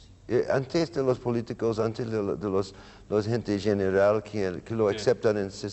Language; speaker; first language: Spanish; non-native, learner; English